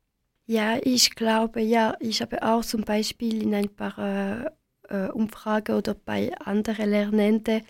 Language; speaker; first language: German; non-native, local second language; French